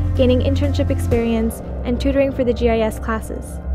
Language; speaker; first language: English; native; English